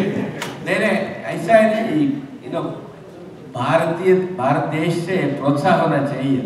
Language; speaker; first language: Hindi; non-native, local second language; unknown